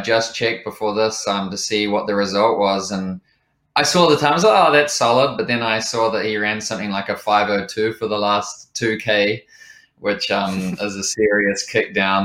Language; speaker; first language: English; native; English